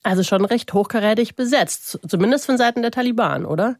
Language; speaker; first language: German; native; German